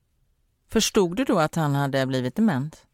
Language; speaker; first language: Swedish; native; Swedish